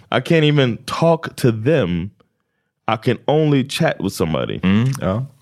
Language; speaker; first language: English; native; English